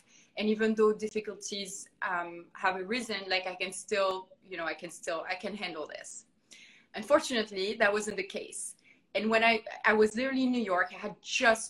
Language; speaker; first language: English; non-native, fluent; French